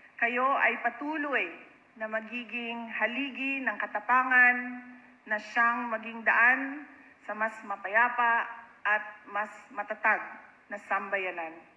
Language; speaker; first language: Filipino; non-native, local second language; Cebuano